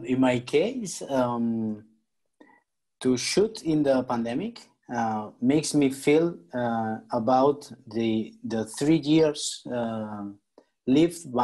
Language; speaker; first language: English; non-native, learner; Spanish